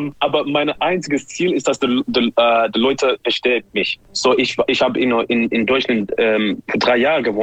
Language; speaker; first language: German; non-native, learner; English